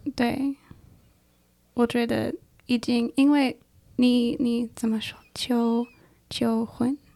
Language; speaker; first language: Chinese; early bilingual, heritage; English